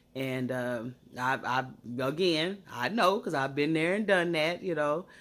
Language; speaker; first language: English; native; English